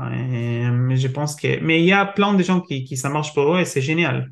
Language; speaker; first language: French; non-native, learner; Hebrew